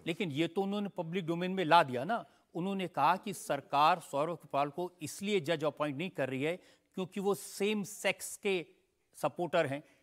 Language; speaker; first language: Hindi; native; Hindi